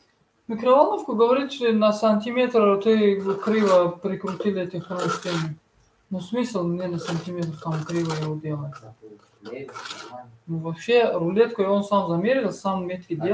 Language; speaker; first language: Russian; non-native, fluent; Tajik